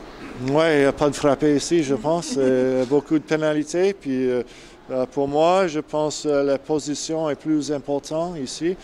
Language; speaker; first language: French; non-native, learner; English